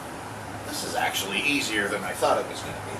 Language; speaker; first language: English; native; English